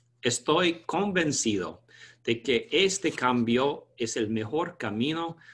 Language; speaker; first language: Spanish; non-native, fluent; English